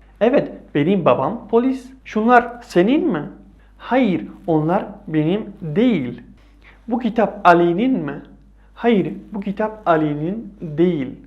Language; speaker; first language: Turkish; non-native, fluent; Persian